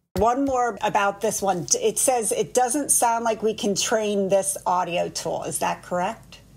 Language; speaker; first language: English; native; English